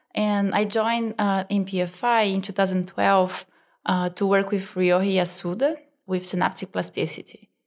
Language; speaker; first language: English; non-native, fluent; Portuguese